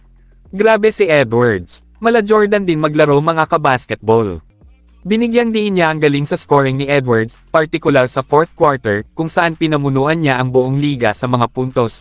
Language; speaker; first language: Filipino; native; Filipino